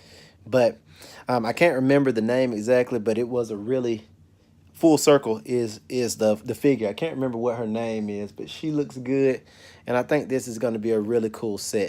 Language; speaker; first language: English; native; English